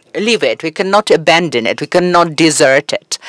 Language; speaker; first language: English; non-native, fluent; Persian